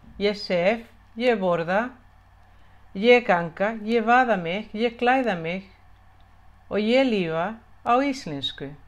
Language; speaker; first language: Icelandic; non-native, fluent; Spanish